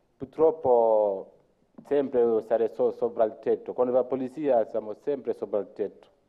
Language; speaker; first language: Italian; non-native, learner; Luo (Kenya and Tanzania)